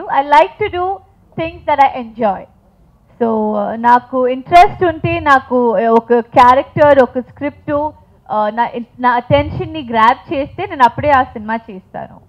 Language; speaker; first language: Telugu; non-native, fluent; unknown